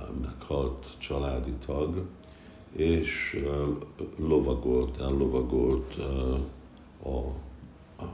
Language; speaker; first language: Hungarian; early bilingual, heritage; Hungarian